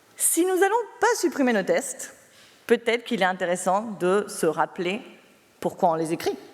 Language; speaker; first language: French; non-native, fluent; Spanish